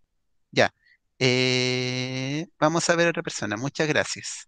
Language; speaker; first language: Spanish; native; Spanish